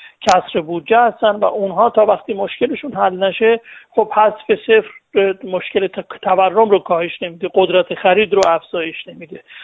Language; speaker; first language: Persian; native; Persian